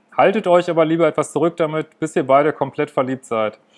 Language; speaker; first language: German; native; German